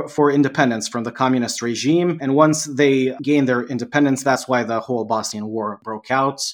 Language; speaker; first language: English; non-native, fluent; Serbian